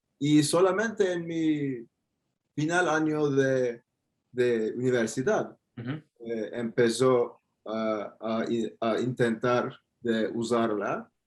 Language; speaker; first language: Spanish; non-native, fluent; Turkish